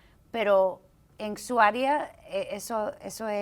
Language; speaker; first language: Spanish; early bilingual, heritage; Spanish